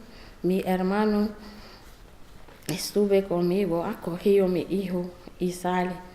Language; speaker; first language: Spanish; non-native, learner; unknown